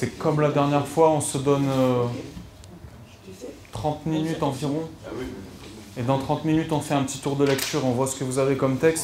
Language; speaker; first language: French; native; French